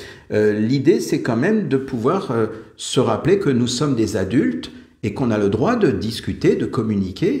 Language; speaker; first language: French; native; French